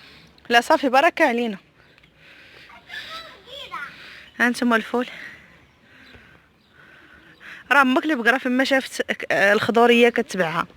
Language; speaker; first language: Arabic; native; Arabic